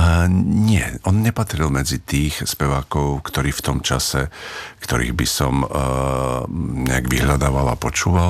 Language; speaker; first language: Slovak; native; Slovak